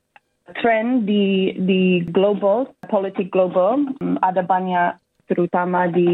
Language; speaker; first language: Indonesian; non-native, fluent; English